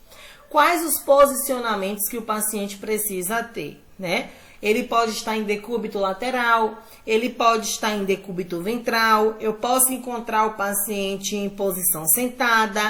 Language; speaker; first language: Portuguese; native; Portuguese